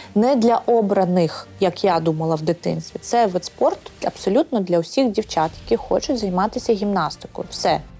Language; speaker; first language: Ukrainian; native; Ukrainian